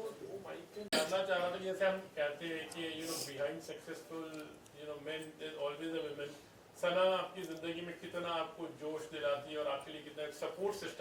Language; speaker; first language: Hindi; native; Hindi